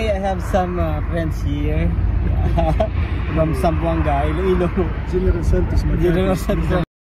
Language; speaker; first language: English; non-native, local second language; Filipino